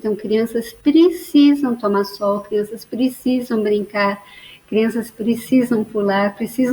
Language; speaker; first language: Portuguese; native; Portuguese